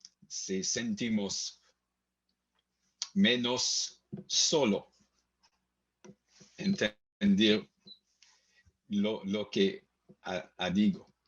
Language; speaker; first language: Spanish; non-native, learner; French